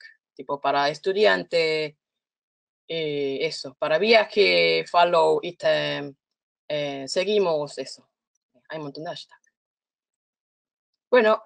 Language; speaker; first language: Spanish; non-native, fluent; Korean